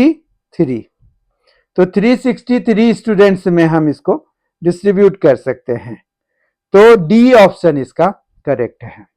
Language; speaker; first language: Hindi; native; Hindi